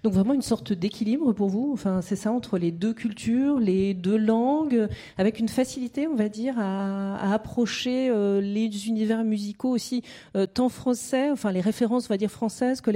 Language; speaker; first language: French; native; French